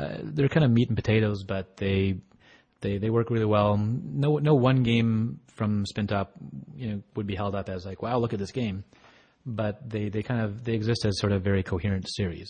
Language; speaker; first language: English; native; English